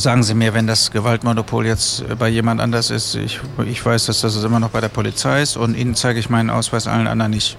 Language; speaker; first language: German; native; German